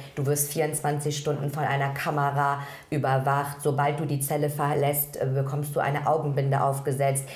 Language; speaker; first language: German; early bilingual, other home language; Persian